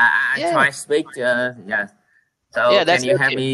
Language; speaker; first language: English; non-native, learner; Vietnamese